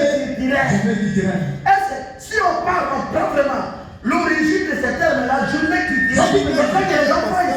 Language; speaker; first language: French; non-native, local second language; Lingala